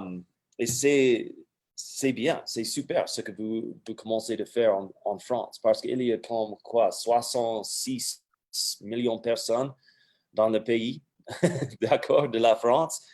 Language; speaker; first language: French; non-native, fluent; English